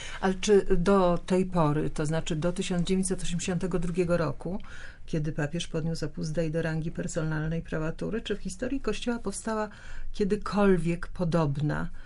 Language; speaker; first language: Polish; native; Polish